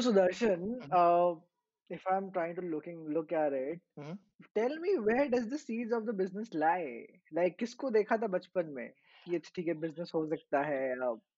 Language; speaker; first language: English; non-native, local second language; Hindi